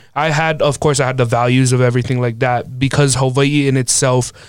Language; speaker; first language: English; native; English